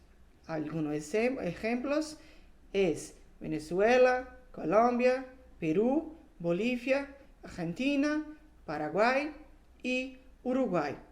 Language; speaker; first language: Spanish; non-native, fluent; Portuguese